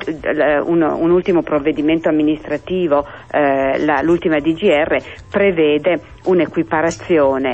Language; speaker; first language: Italian; native; Italian